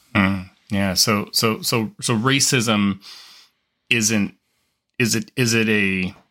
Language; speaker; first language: English; native; English